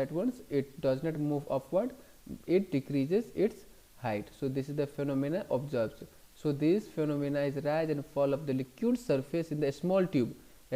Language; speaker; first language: English; non-native, local second language; Hindi